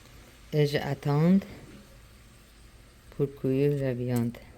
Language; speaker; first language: French; non-native, learner; Persian